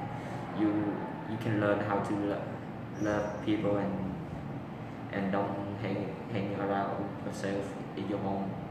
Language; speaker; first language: English; non-native, learner; Vietnamese